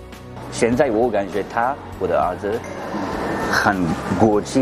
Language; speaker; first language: Chinese; non-native, learner; French